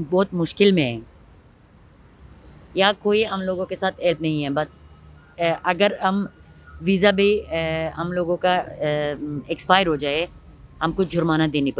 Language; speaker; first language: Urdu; non-native, learner; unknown